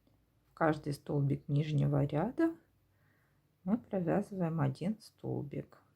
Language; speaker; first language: Russian; native; Russian